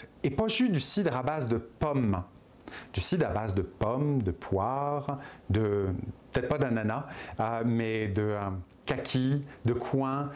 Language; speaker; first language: French; native; French